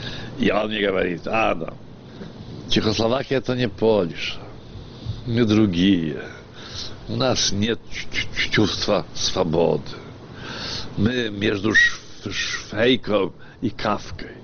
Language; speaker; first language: Russian; non-native, fluent; Polish